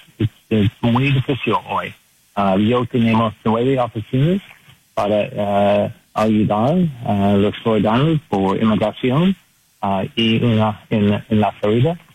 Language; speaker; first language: Spanish; non-native, learner; English